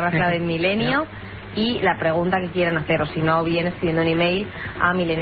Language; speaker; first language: Spanish; native; Spanish